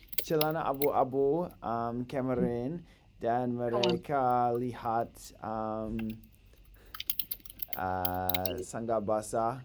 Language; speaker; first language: Indonesian; non-native, learner; English